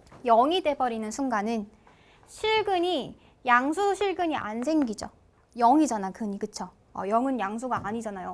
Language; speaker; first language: Korean; native; Korean